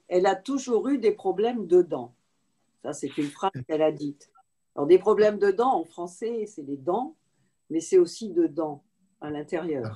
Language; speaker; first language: French; native; French